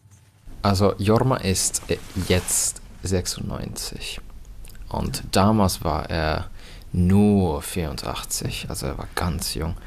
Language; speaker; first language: German; non-native, fluent; Finnish